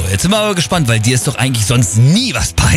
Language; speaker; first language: German; native; German